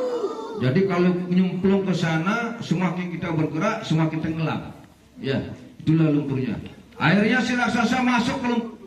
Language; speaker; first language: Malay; non-native, local second language; Balinese